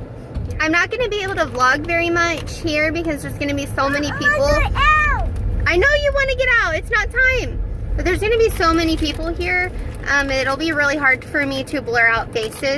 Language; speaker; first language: English; native; English